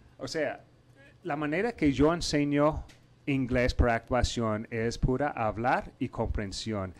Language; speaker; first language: Spanish; non-native, fluent; English